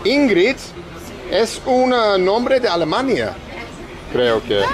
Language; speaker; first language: Spanish; non-native, learner; English